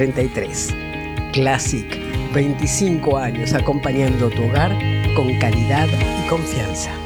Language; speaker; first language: Spanish; native; Spanish